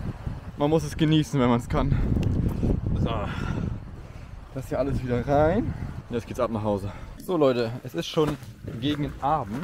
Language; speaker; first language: German; native; German